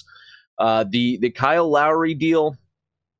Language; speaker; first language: English; native; English